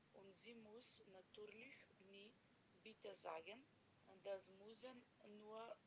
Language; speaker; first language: German; non-native, learner; Macedonian